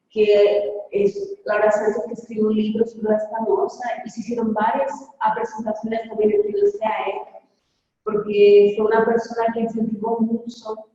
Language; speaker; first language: Spanish; non-native, fluent; Portuguese